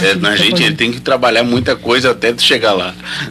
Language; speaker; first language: Portuguese; native; Portuguese